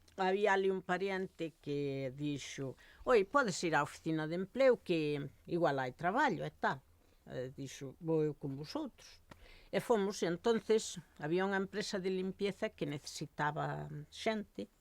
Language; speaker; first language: Galician; native; Galician